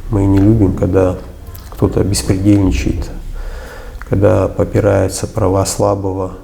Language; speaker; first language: Russian; non-native, local second language; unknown